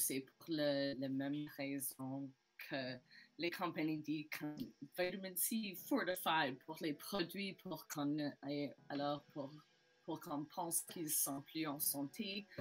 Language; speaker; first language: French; non-native, local second language; English